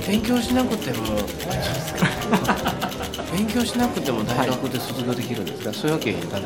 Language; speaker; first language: Japanese; native; Japanese